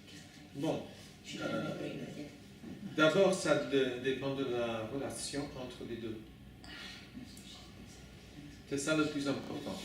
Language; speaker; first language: French; non-native, fluent; English